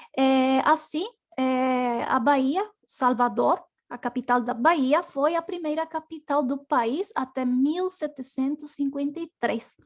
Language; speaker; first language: Portuguese; non-native, learner; Spanish